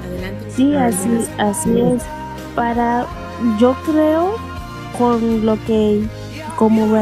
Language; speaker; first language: Spanish; non-native, fluent; Portuguese